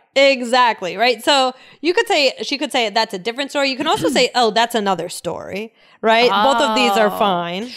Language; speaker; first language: English; native; English